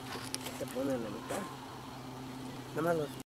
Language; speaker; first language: Spanish; native; Spanish